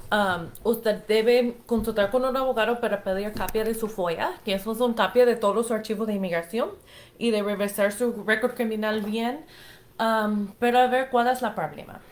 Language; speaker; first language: Spanish; non-native, fluent; English